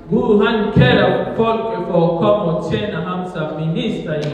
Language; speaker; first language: Danish; non-native, fluent; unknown